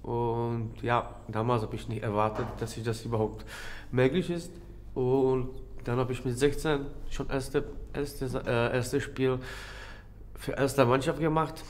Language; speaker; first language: German; non-native, learner; Czech